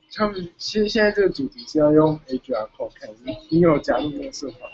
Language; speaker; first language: Chinese; native; Chinese